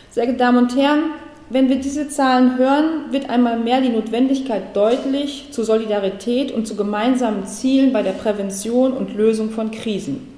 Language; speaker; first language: German; native; German